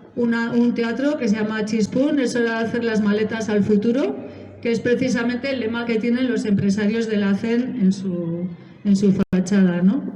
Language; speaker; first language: Spanish; native; Spanish